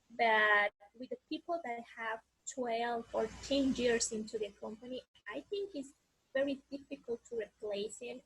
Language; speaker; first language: English; non-native, learner; Spanish